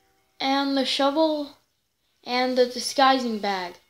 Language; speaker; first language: English; native; English